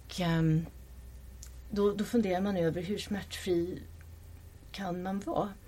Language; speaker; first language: Swedish; non-native, fluent; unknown